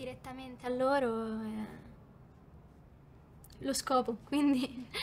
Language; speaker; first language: Italian; native; Italian